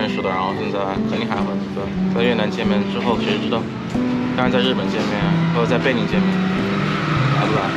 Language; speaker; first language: Chinese; early bilingual, heritage; Chinese